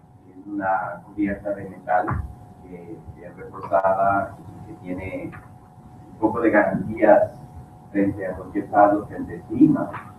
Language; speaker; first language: Spanish; native; Spanish